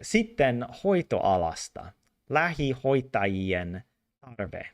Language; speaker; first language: Finnish; non-native, learner; English